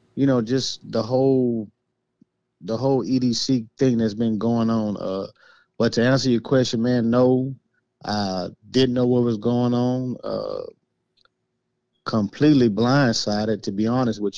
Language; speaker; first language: English; native; English